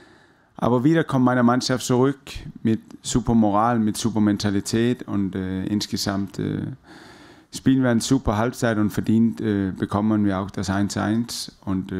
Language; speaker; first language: German; non-native, fluent; Danish